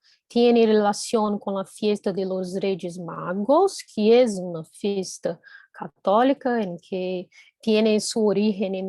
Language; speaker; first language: Spanish; non-native, fluent; Portuguese